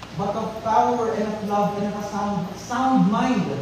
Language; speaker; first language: English; non-native, local second language; Filipino